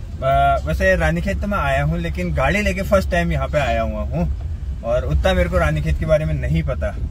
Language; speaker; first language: Hindi; native; Hindi